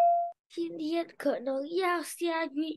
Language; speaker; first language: Chinese; non-native, learner; Vietnamese